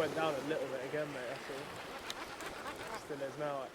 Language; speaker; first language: English; native; English